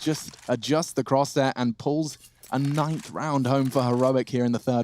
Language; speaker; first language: English; native; English